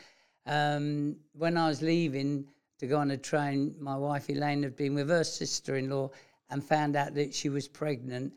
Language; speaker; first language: English; native; English